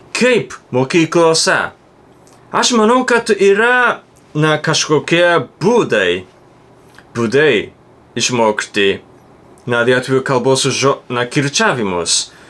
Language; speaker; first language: Lithuanian; non-native, learner; Japanese